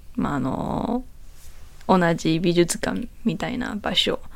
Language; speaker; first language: Japanese; non-native, learner; Chinese